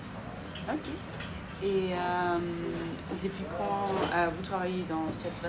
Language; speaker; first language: French; non-native, fluent; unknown